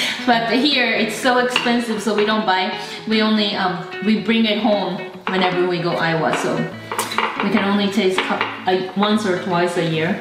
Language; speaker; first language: English; non-native, fluent; Japanese